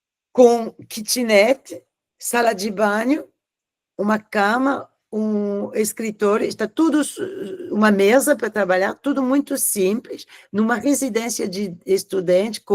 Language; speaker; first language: Portuguese; non-native, fluent; French